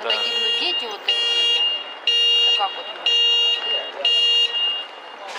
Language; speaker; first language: Russian; native; Russian